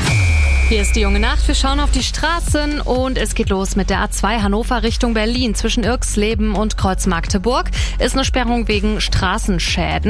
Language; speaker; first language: German; native; German